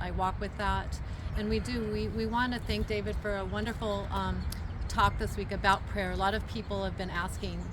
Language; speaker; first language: English; native; English